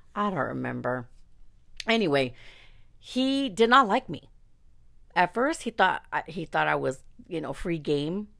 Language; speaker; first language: English; early bilingual, other home language; Spanish